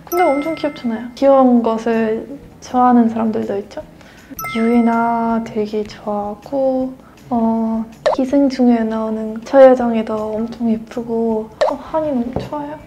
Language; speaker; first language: Korean; non-native, fluent; Russian